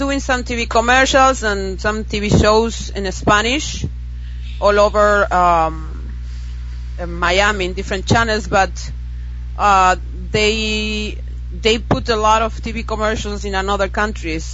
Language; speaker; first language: English; non-native, fluent; Spanish